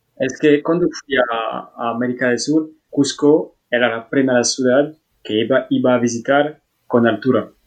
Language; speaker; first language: Spanish; non-native, learner; French